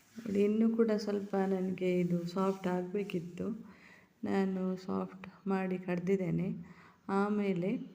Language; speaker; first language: Kannada; non-native, local second language; Tulu